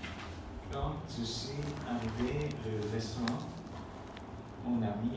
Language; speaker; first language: French; non-native, learner; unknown